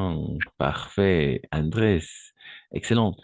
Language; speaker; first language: French; non-native, fluent; Spanish